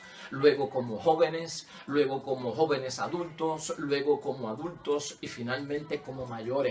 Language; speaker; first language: Spanish; native; Spanish